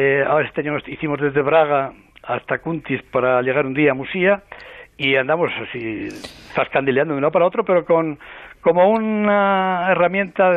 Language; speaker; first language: Spanish; native; Spanish